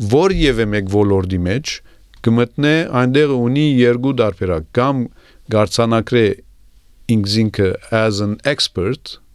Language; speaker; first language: Armenian; early bilingual, heritage; Armenian